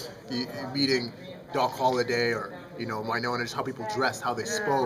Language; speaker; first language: English; native; English